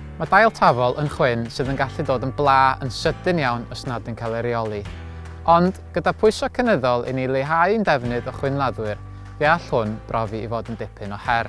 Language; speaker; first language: Welsh; native; Welsh